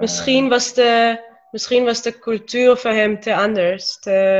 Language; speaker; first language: Dutch; non-native, learner; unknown